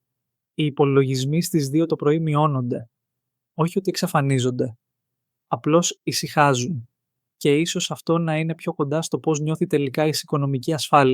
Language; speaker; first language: Greek; native; Greek